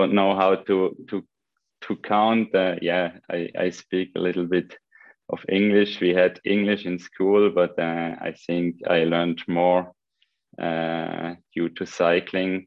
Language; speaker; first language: English; non-native, fluent; Swiss German